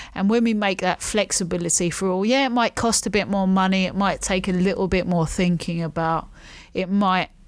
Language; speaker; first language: English; native; English